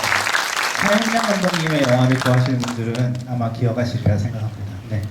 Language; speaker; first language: Korean; native; Korean